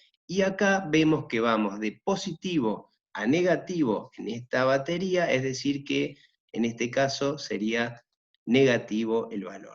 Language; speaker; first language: Spanish; native; Spanish